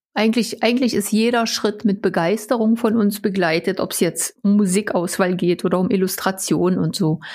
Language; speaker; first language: German; non-native, local second language; Upper Sorbian